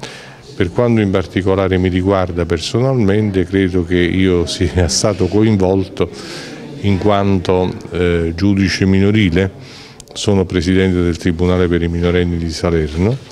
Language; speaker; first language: Italian; native; Italian